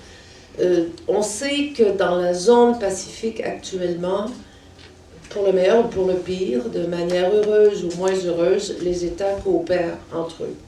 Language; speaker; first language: French; native; French